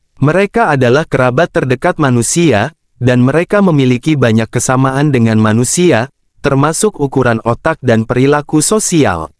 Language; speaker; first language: Indonesian; native; Indonesian